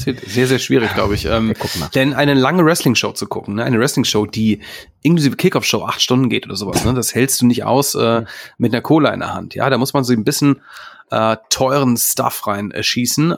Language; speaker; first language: German; native; German